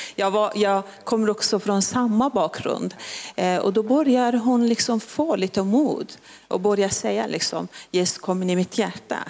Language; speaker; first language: Swedish; non-native, local second language; Persian